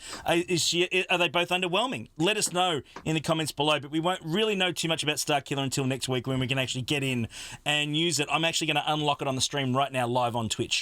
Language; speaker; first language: English; native; English